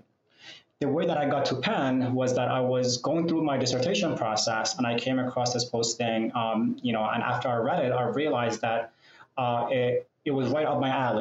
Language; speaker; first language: English; non-native, fluent; Persian